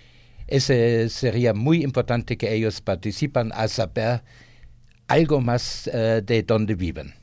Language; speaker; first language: Spanish; non-native, fluent; German